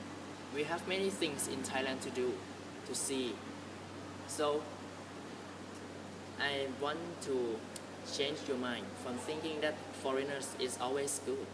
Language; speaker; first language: English; non-native, learner; Thai